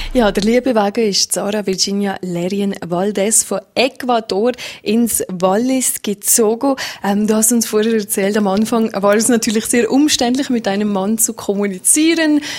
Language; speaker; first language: German; native; German